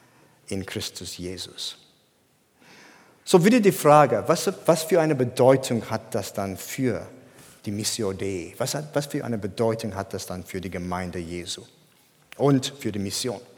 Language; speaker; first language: German; non-native, fluent; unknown